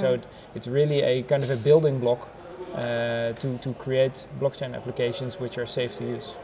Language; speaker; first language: English; non-native, fluent; Dutch